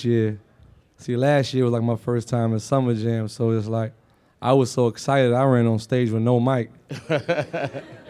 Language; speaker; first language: English; non-native, fluent; Arabic